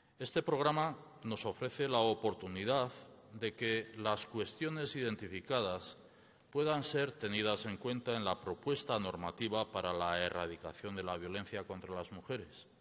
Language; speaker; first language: Spanish; native; Spanish